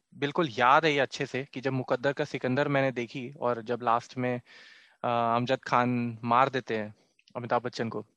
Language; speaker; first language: Hindi; native; Hindi